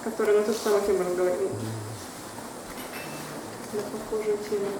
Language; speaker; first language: Russian; native; Russian